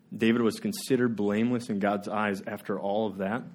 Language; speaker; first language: English; native; English